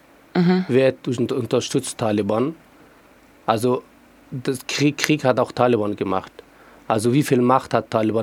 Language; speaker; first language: German; non-native, fluent; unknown